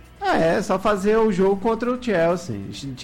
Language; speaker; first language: Portuguese; native; Portuguese